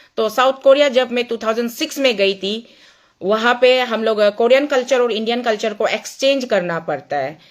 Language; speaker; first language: Hindi; non-native, local second language; Nyishi